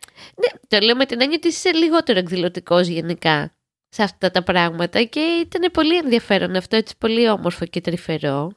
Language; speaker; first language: Greek; native; Greek